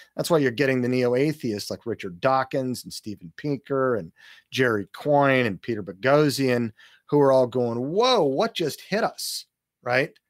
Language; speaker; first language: English; native; English